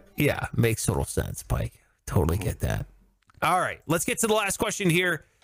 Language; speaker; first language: English; native; English